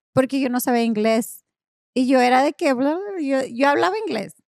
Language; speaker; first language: Spanish; early bilingual, other home language; English